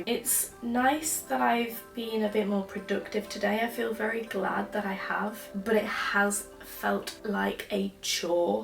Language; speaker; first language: English; native; English